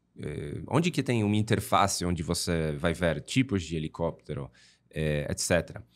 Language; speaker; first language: Portuguese; non-native, fluent; Polish